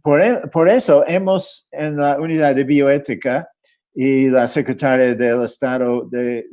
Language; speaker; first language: Spanish; non-native, fluent; English